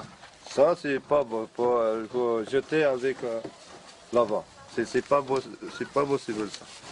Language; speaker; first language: French; non-native, learner; Arabic